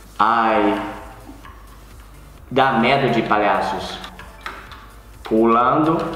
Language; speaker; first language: Portuguese; non-native, learner; English